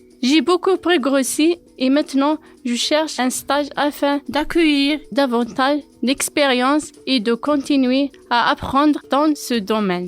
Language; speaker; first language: French; non-native, learner; Kabyle